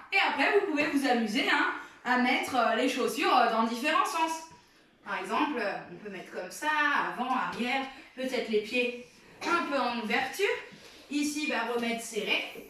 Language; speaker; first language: French; native; French